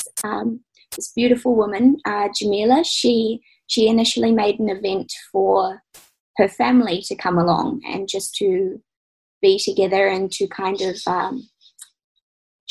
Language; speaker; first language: English; native; English